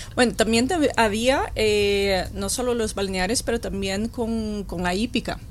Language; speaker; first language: Spanish; non-native, fluent; Portuguese